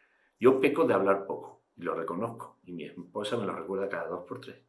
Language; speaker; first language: Spanish; native; Spanish